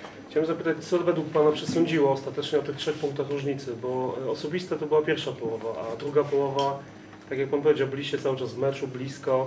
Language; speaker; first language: Polish; native; Polish